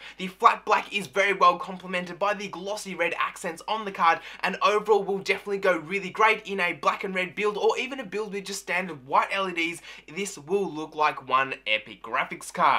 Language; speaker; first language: English; native; English